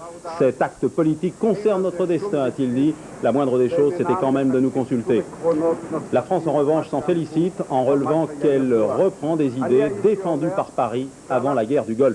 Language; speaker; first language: French; native; French